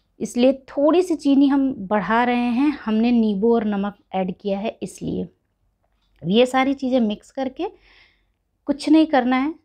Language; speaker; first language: Hindi; native; Hindi